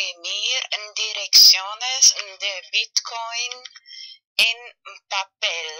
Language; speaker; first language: Spanish; non-native, fluent; German